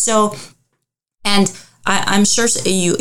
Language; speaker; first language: English; early bilingual, other home language; Armenian